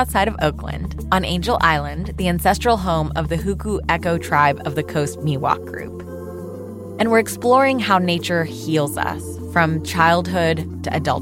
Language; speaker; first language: English; non-native, local second language; Urdu